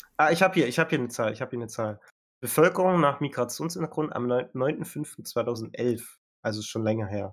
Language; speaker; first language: German; native; German